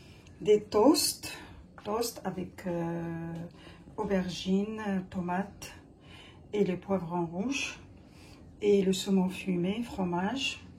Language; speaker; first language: French; non-native, fluent; Arabic